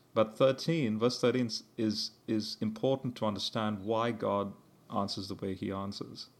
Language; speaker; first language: English; early bilingual, heritage; English